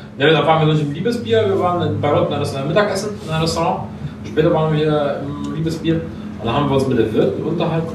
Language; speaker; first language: German; native; German